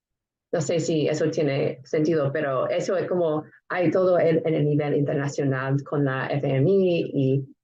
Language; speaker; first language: Spanish; non-native, fluent; English